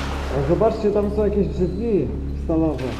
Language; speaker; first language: Polish; native; Polish